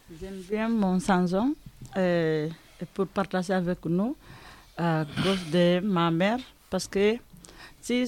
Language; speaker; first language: French; non-native, learner; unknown